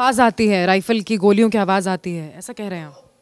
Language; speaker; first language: Hindi; native; Hindi